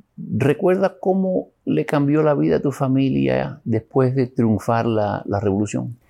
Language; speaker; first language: Spanish; early bilingual, other home language; English